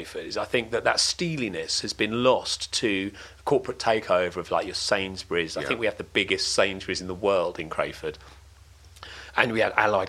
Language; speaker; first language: English; native; English